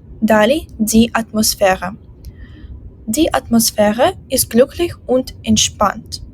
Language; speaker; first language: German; non-native, fluent; Ukrainian